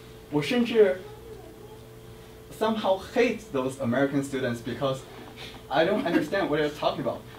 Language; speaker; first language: English; non-native, fluent; Chinese